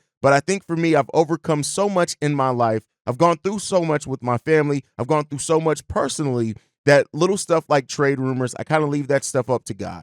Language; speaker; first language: English; native; English